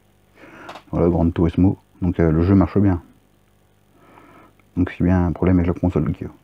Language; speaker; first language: French; native; French